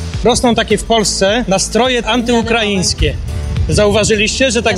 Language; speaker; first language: Polish; native; Polish